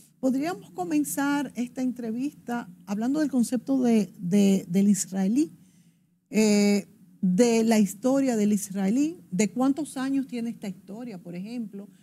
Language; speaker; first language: Spanish; native; Spanish